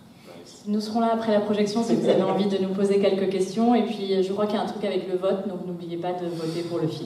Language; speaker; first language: French; native; French